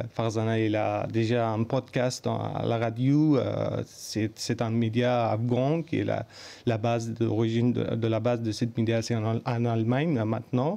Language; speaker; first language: French; non-native, learner; Persian